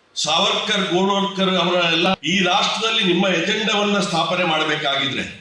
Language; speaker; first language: Kannada; native; Kannada